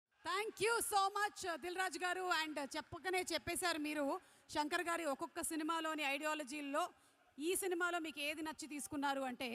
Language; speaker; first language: Telugu; native; Telugu